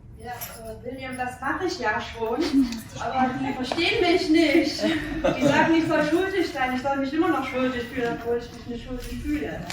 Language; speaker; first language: German; non-native, fluent; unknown